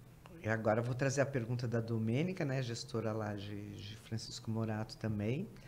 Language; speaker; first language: Portuguese; native; Portuguese